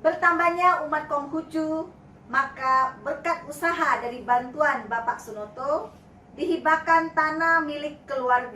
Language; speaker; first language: Indonesian; native; Indonesian